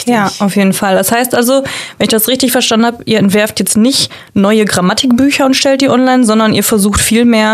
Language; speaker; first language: German; native; German